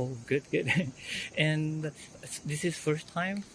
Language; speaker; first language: English; non-native, fluent; Japanese